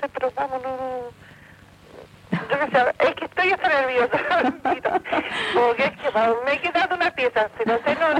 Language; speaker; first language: Spanish; native; Spanish